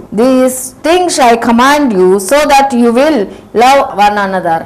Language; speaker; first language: English; non-native, local second language; Telugu